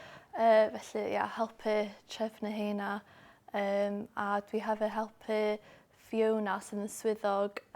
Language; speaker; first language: Welsh; non-native, local second language; English